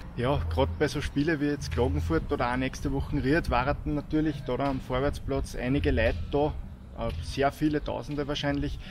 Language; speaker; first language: German; native; German